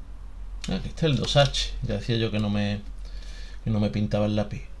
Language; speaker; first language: Spanish; native; Spanish